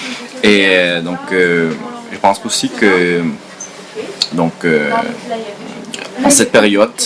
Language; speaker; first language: French; non-native, fluent; Danish